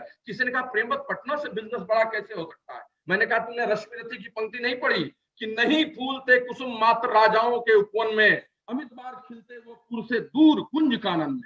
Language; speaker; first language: Hindi; native; Hindi